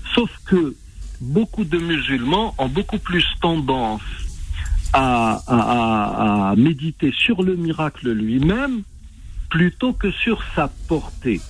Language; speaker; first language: French; non-native, local second language; Arabic